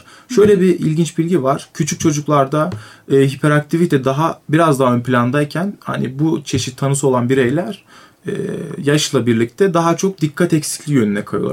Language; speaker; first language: Turkish; native; Turkish